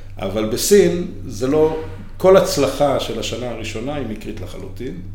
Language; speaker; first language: Hebrew; native; Hebrew